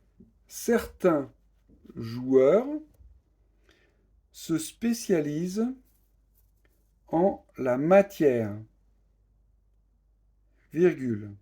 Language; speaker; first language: French; native; French